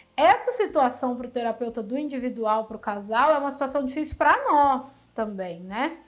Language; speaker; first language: Portuguese; native; Portuguese